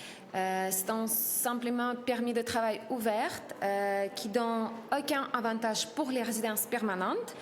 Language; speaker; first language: French; non-native, learner; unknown